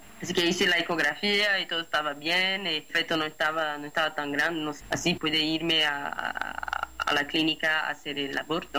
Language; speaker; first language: Spanish; non-native, fluent; Portuguese